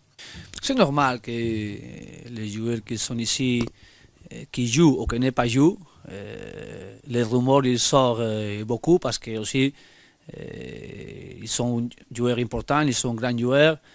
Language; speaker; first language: French; non-native, fluent; Spanish